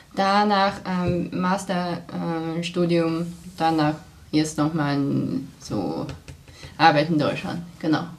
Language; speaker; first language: German; non-native, fluent; Chinese